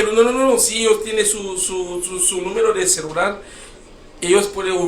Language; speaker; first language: Spanish; non-native, learner; Haitian Creole